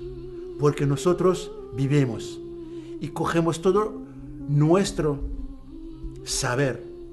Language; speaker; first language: Spanish; non-native, learner; Arabic